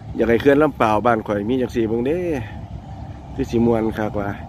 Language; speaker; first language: Thai; native; Thai